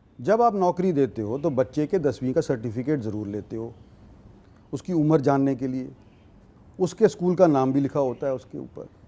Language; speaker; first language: Hindi; native; Hindi